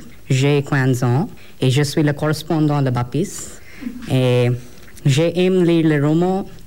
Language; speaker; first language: French; non-native, learner; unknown